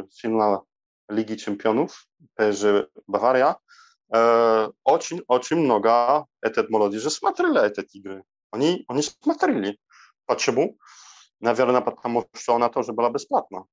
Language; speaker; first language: Russian; non-native, learner; Polish